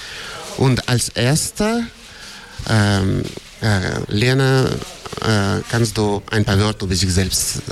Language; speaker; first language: German; non-native, fluent; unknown